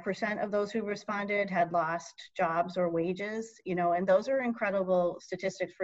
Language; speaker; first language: English; native; English